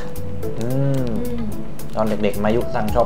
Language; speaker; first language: Japanese; non-native, learner; Thai